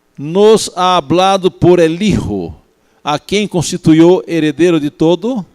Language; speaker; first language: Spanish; non-native, learner; Portuguese